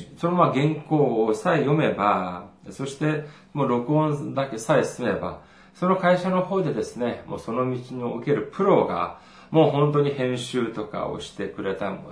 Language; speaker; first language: Japanese; non-native, fluent; Korean